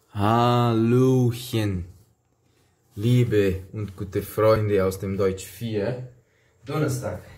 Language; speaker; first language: German; non-native, fluent; Portuguese